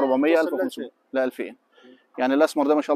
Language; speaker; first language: Arabic; native; Arabic